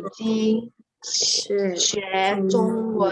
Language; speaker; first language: Chinese; non-native, learner; Indonesian